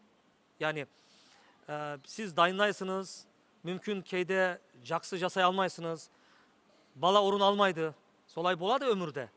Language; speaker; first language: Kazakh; non-native, learner; Turkish